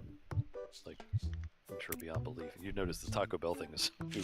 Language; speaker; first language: English; native; English